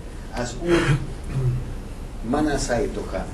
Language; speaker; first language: Hebrew; non-native, fluent; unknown